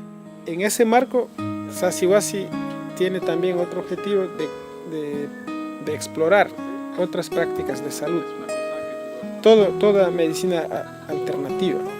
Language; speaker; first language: Spanish; non-native, local second language; Quechua